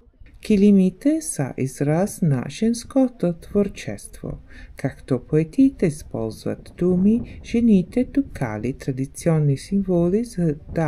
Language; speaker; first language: Bulgarian; non-native, learner; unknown